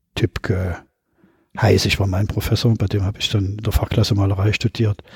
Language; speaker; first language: German; native; German